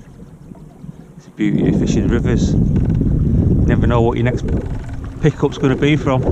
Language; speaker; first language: English; native; English